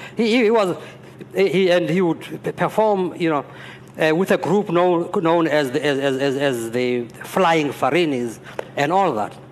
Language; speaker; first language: English; non-native, local second language; Xhosa